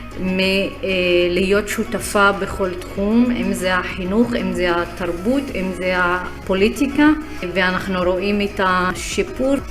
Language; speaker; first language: Hebrew; non-native, local second language; Arabic